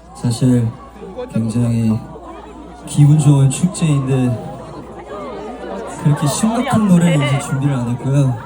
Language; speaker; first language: Korean; early bilingual, heritage; Korean